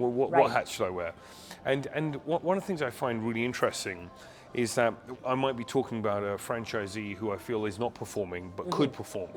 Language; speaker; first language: English; native; English